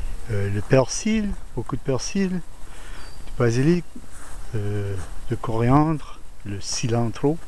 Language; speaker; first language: French; non-native, learner; English